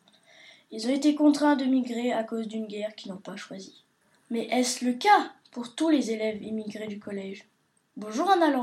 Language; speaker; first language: French; native; French